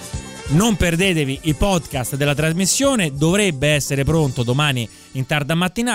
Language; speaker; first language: Italian; native; Italian